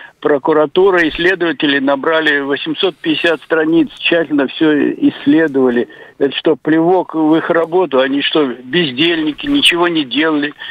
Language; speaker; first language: Russian; native; Russian